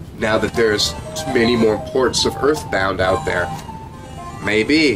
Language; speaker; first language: English; native; English